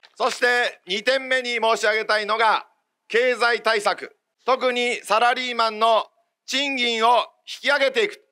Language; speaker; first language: Japanese; native; Japanese